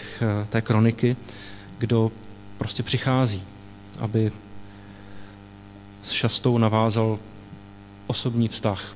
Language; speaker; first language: Czech; native; Czech